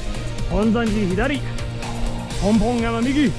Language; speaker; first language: Japanese; non-native, fluent; English